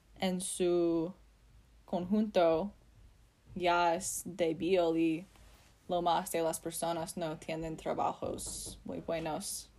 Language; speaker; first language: Spanish; non-native, learner; English